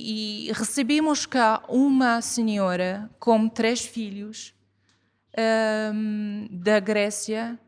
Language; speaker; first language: Portuguese; non-native, fluent; Arabic